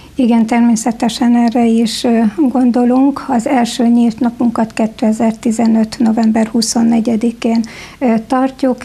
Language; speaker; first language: Hungarian; native; Hungarian